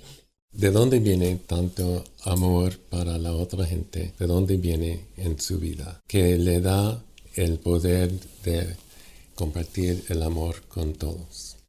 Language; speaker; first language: Spanish; non-native, fluent; English